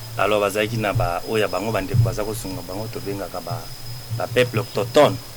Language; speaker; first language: Lingala; non-native, local second language; Mongo